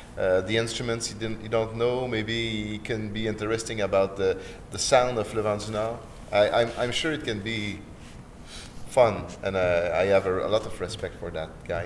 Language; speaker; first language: English; non-native, fluent; French